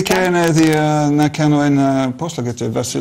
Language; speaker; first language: Greek; non-native, learner; English